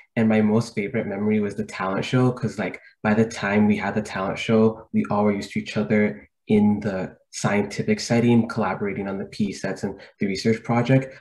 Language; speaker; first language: English; native; English